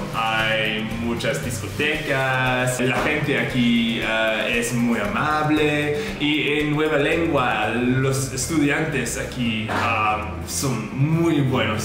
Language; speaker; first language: Spanish; non-native, learner; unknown